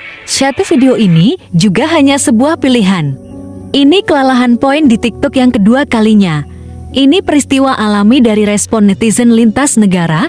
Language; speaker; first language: Indonesian; native; Indonesian